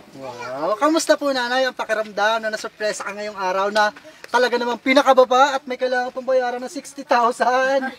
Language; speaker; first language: Filipino; native; Filipino